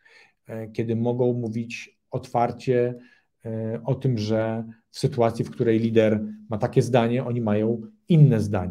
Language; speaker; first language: Polish; native; Polish